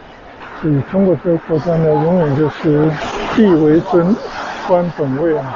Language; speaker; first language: Chinese; native; Chinese